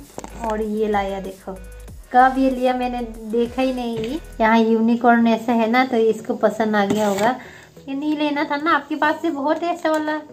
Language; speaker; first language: Hindi; non-native, local second language; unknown